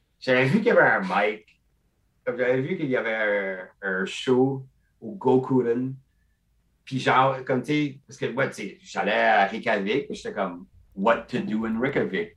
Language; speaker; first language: French; non-native, local second language; English